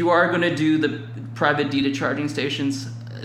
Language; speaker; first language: English; native; English